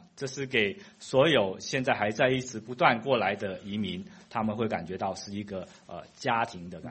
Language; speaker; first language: Chinese; non-native, fluent; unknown